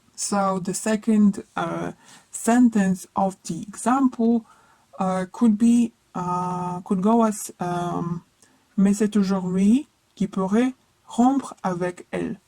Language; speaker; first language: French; non-native, fluent; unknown